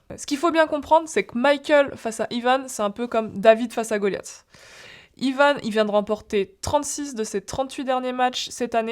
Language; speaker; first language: French; native; French